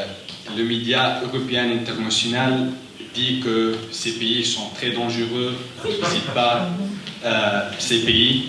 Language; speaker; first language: French; non-native, fluent; Arabic